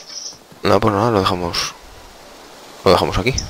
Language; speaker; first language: Spanish; native; Spanish